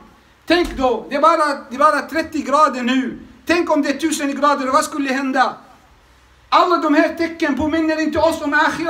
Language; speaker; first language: Swedish; non-native, fluent; Arabic